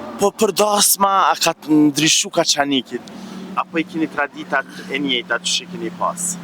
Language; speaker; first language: Albanian; native; Albanian